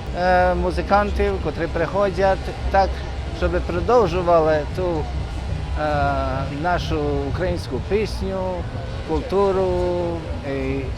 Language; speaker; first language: Ukrainian; non-native, learner; Bosnian